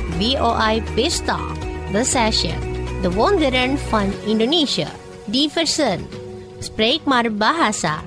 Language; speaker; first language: Dutch; non-native, fluent; Indonesian